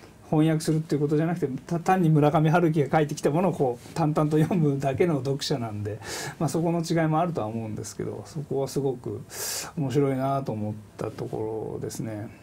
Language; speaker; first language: Japanese; native; Japanese